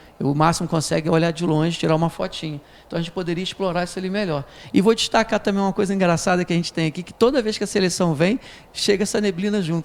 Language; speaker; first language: Portuguese; native; Portuguese